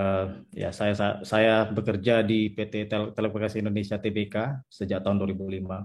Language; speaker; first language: Indonesian; native; Indonesian